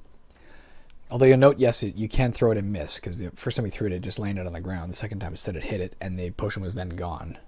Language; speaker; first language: English; native; English